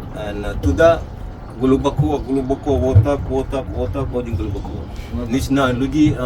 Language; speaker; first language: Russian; non-native, learner; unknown